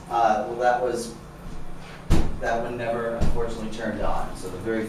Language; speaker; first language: English; native; English